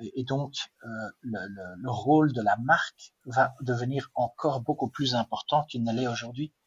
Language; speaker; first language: French; non-native, local second language; Dutch